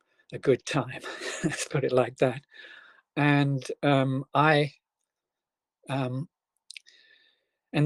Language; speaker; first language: English; native; English